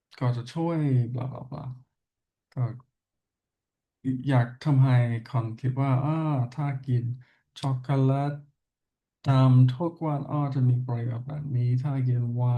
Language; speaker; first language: Thai; non-native, learner; English